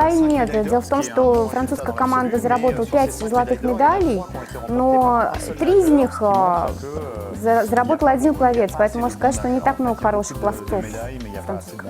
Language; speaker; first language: Russian; native; Russian